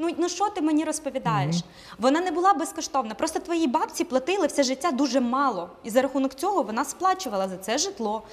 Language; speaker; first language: Ukrainian; non-native, local second language; Russian